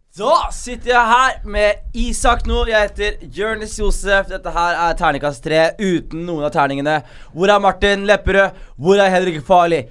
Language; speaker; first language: Norwegian; early bilingual, other home language; Somali